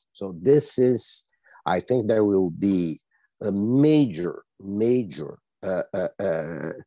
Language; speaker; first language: English; non-native, fluent; Portuguese